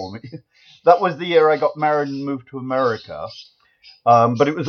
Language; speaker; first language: English; native; English